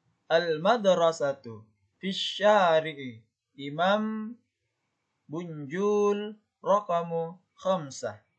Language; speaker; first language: Arabic; non-native, fluent; Indonesian